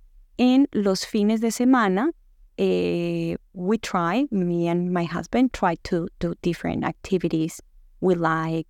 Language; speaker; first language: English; non-native, fluent; Spanish